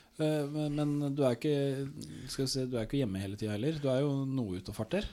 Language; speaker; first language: Norwegian; native; Norwegian